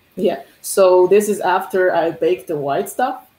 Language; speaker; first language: English; non-native, fluent; Chinese